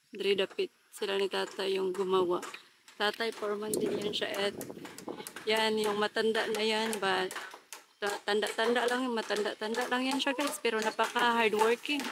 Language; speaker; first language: Filipino; non-native, local second language; Cebuano